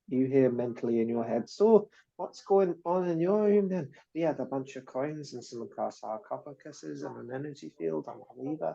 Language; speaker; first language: English; native; English